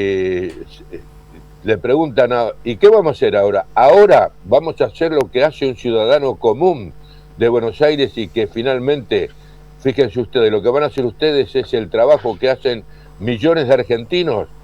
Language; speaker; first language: Spanish; native; Spanish